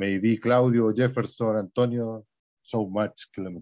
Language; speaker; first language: English; non-native, learner; Spanish